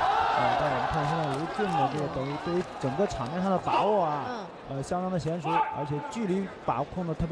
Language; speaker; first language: Chinese; native; Chinese